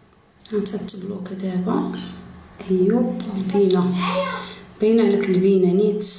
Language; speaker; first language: Arabic; native; Arabic